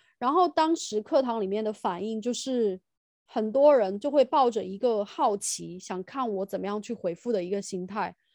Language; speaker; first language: Chinese; native; Chinese